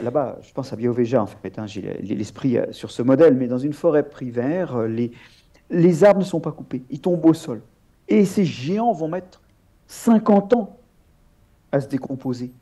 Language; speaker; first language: French; native; French